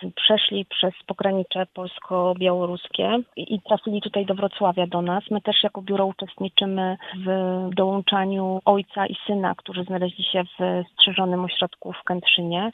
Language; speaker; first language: Polish; native; Polish